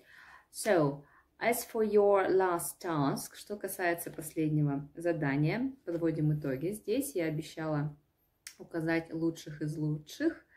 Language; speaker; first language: Russian; native; Russian